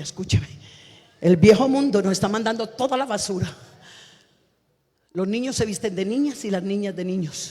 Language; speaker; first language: Spanish; native; Spanish